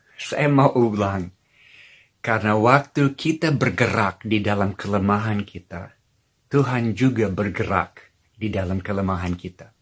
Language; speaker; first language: Indonesian; non-native, fluent; English